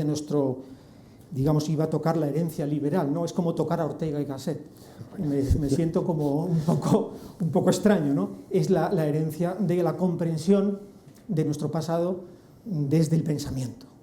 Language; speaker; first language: Spanish; native; Spanish